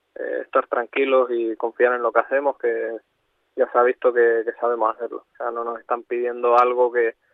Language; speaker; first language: Spanish; native; Spanish